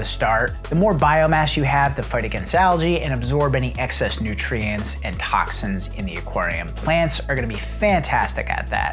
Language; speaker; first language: English; native; English